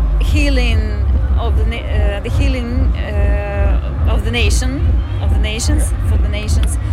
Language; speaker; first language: English; non-native, fluent; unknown